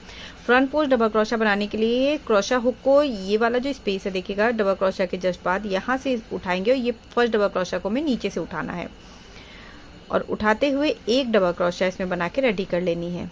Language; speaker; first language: Hindi; native; Hindi